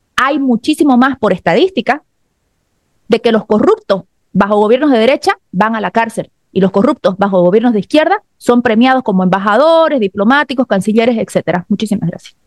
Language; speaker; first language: Spanish; native; Spanish